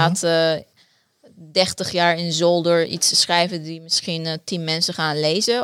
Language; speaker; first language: Dutch; non-native, fluent; Persian